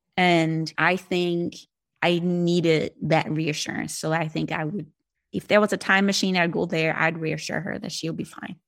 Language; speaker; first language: English; non-native, fluent; Portuguese